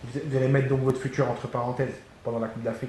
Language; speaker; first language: French; native; French